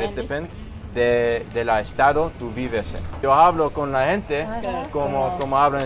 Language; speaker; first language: Spanish; non-native, learner; English